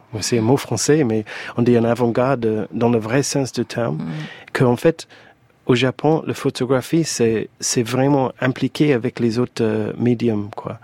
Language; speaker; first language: French; non-native, fluent; English